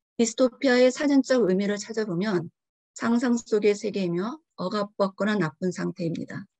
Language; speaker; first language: Korean; early bilingual, heritage; Korean